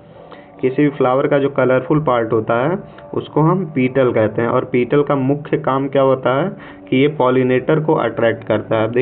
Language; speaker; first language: Hindi; native; Hindi